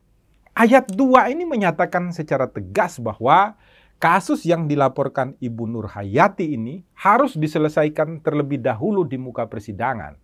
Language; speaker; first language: Indonesian; native; Indonesian